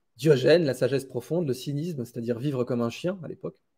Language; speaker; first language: French; native; French